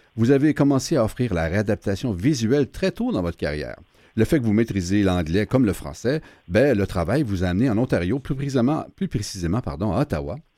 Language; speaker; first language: French; native; French